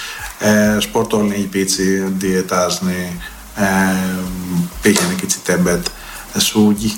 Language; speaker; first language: Hungarian; non-native, learner; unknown